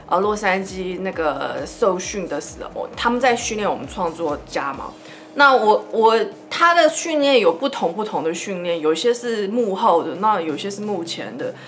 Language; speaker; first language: Chinese; early bilingual, heritage; Chinese